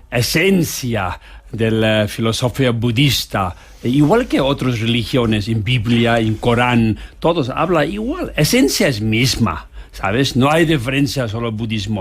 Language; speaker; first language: Spanish; non-native, learner; Tibetan